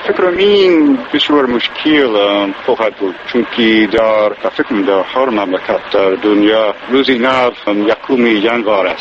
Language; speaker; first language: Persian; non-native, learner; English